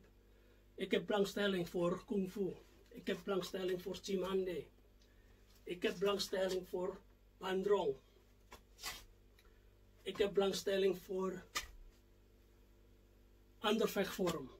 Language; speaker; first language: Dutch; non-native, fluent; Indonesian